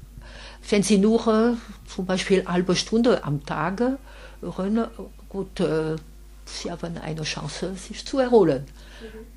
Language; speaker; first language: German; non-native, fluent; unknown